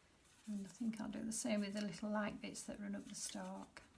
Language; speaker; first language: English; native; English